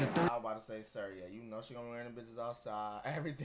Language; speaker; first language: English; native; English